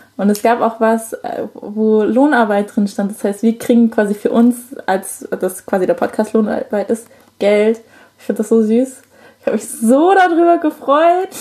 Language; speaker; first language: German; early bilingual, other home language; Chinese